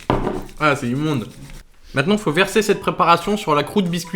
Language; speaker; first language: French; native; French